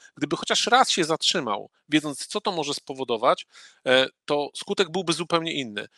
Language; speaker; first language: Polish; native; Polish